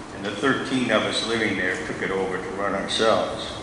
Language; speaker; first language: English; native; English